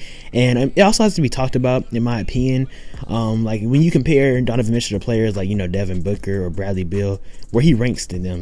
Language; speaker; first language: English; native; English